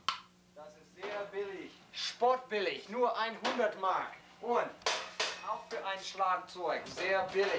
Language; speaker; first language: German; non-native, learner; English